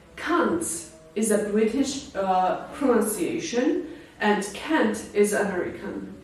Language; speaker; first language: English; non-native, fluent; Georgian